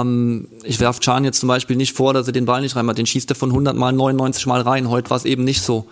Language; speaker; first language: German; native; German